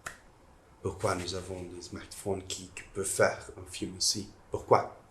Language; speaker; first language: French; non-native, learner; Portuguese